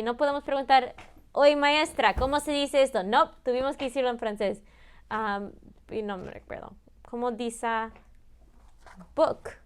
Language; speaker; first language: Spanish; early bilingual, heritage; Spanish